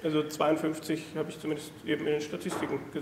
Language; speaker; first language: German; native; German